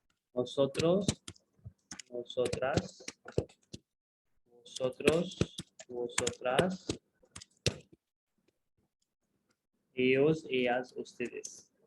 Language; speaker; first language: Spanish; non-native, fluent; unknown